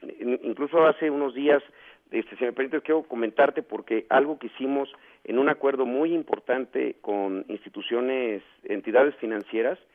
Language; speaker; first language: Spanish; native; Spanish